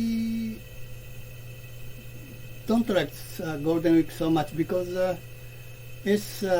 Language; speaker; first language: English; non-native, learner; Japanese